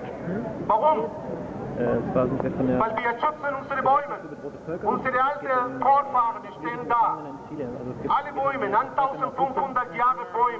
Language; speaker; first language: German; non-native, fluent; Spanish